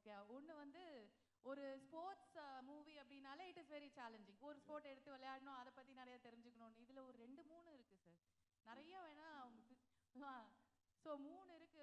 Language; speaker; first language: Tamil; native; Tamil